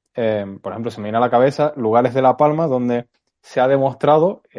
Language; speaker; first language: Spanish; native; Spanish